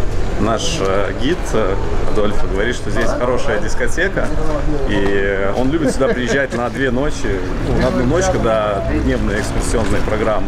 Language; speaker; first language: Russian; native; Russian